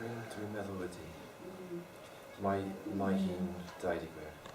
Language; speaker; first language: Welsh; non-native, learner; English